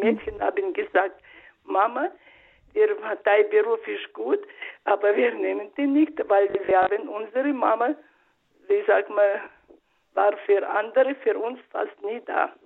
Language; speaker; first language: German; non-native, learner; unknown